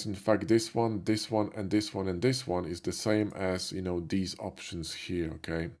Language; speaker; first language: English; non-native, fluent; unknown